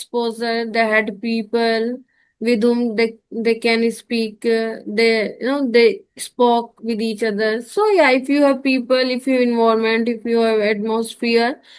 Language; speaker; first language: English; non-native, learner; Hindi